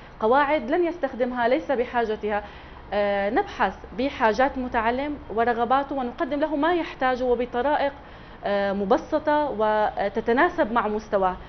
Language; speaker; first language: Arabic; native; Arabic